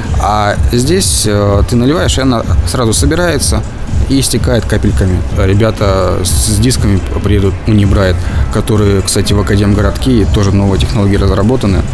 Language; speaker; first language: Russian; native; Russian